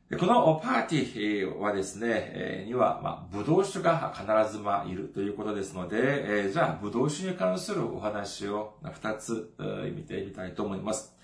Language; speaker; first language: Japanese; non-native, fluent; Korean